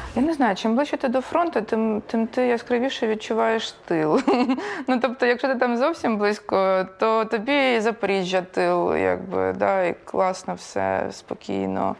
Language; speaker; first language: Ukrainian; native; Ukrainian